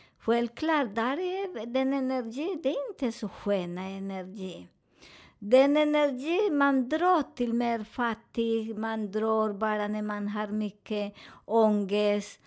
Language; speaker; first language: Swedish; non-native, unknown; Spanish